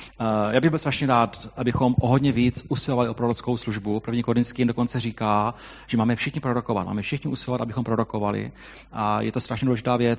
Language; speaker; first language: Czech; native; Czech